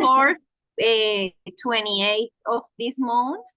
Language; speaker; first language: English; non-native, learner; Spanish